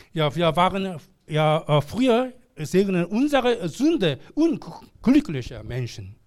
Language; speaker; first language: German; non-native, learner; Korean